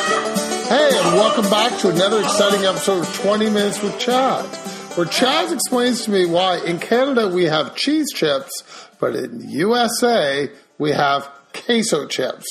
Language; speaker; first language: English; native; English